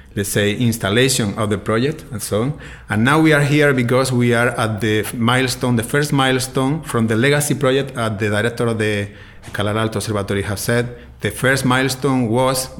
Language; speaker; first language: English; non-native, fluent; Spanish